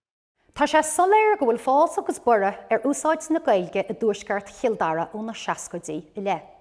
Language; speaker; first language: Irish; non-native, local second language; English